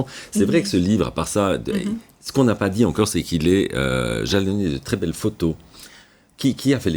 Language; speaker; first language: French; native; French